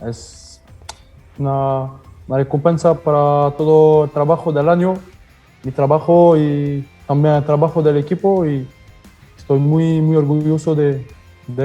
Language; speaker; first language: Spanish; non-native, learner; French